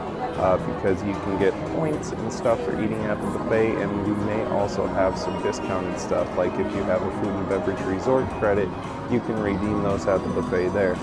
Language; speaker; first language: English; native; English